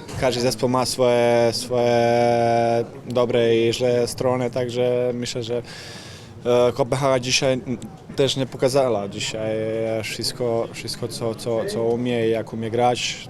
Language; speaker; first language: Polish; non-native, fluent; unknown